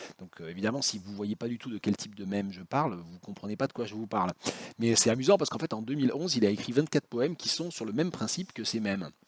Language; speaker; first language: French; native; French